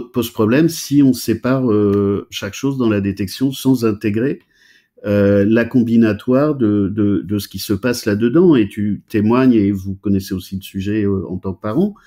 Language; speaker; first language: French; native; French